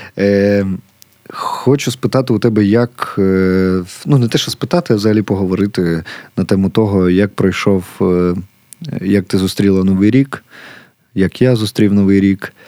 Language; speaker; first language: Ukrainian; native; Ukrainian